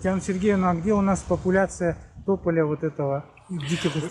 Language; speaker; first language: Russian; native; Russian